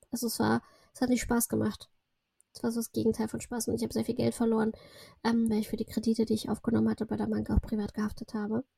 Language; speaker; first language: German; early bilingual, other home language; Russian